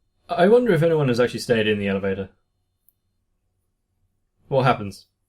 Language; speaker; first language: English; native; English